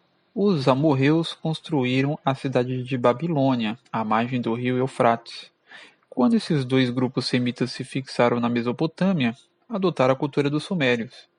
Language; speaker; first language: Portuguese; native; Portuguese